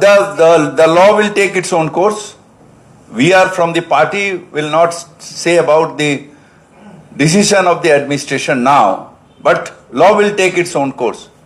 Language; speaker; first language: English; non-native, local second language; Bangla